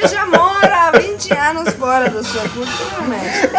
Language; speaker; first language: Portuguese; non-native, fluent; Slovenian